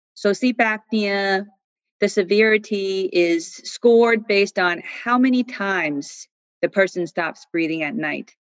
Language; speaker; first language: English; non-native, fluent; Chinese